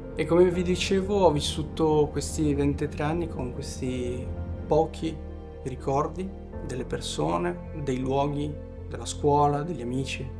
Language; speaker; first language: Italian; early bilingual, other home language; Portuguese